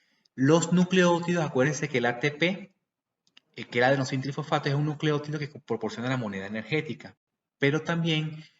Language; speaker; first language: Spanish; native; Spanish